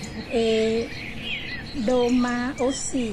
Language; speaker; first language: French; non-native, learner; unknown